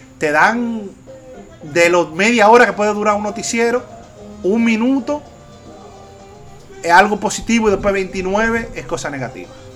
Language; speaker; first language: Spanish; early bilingual, heritage; Spanish